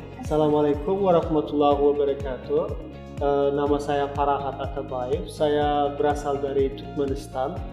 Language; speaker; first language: Indonesian; non-native, fluent; Turkmen